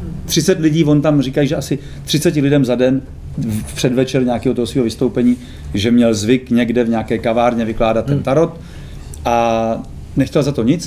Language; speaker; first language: Czech; native; Czech